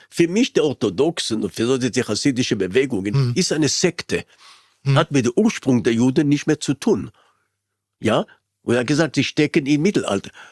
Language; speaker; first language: German; non-native, fluent; Hebrew